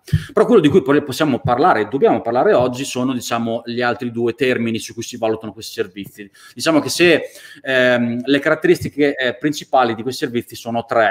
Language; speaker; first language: Italian; native; Italian